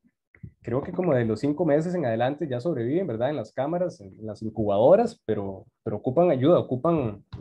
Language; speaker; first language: Spanish; native; Spanish